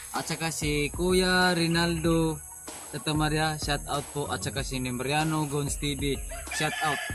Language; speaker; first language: Filipino; non-native, local second language; Cebuano